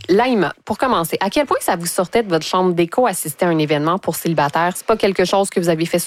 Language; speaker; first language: French; native; French